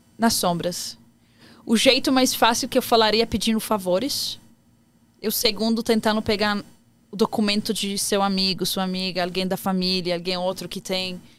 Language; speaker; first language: Portuguese; non-native, fluent; Arabic